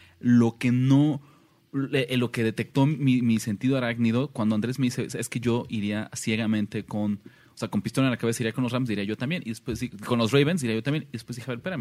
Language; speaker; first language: Spanish; native; Spanish